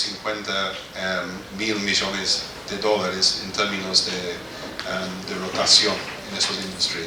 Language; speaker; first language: Spanish; non-native, fluent; English